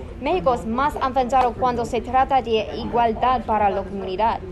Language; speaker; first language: Spanish; non-native, learner; English